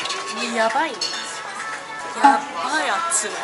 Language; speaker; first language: Japanese; native; Japanese